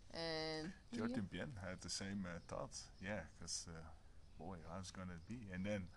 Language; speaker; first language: English; non-native, fluent; Dutch